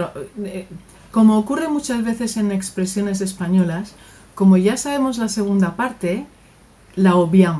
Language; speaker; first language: Spanish; native; Spanish